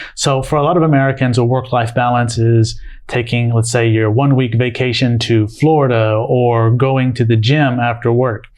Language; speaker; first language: English; native; English